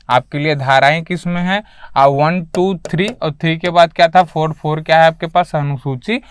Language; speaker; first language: Hindi; native; Hindi